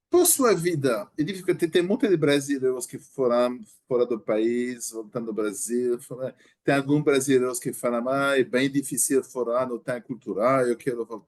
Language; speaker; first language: Portuguese; non-native, learner; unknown